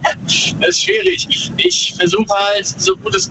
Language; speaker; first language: German; native; German